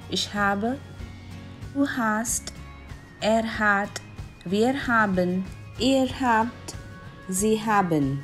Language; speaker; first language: German; non-native, fluent; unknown